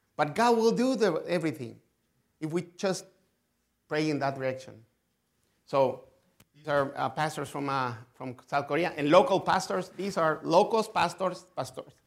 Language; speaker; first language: English; non-native, fluent; Spanish